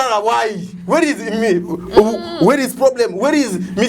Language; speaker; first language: English; non-native, learner; Lingala